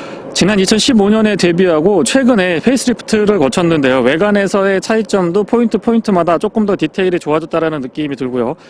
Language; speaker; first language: Korean; native; Korean